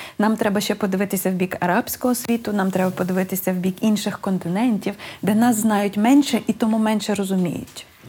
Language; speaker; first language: Ukrainian; native; Ukrainian